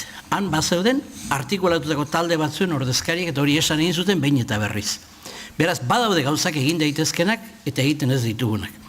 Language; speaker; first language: Basque; native; Basque